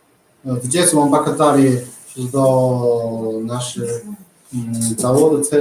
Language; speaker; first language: Russian; non-native, learner; Chinese